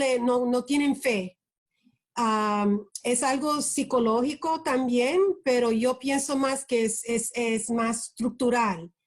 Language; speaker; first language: Spanish; early bilingual, heritage; Spanish